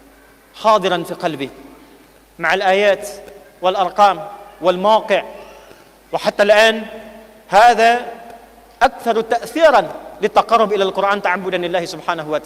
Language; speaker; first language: Arabic; non-native, fluent; Indonesian